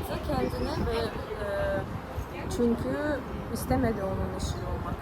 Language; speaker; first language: Turkish; non-native, fluent; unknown